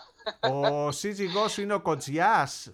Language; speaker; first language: Greek; native; Greek